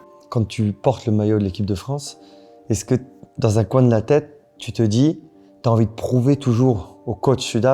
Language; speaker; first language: French; native; French